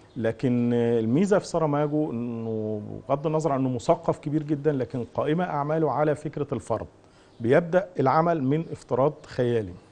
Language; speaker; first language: Arabic; native; Arabic